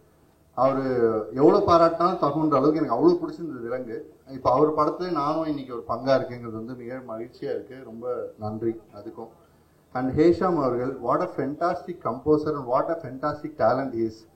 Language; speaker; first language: Tamil; native; Tamil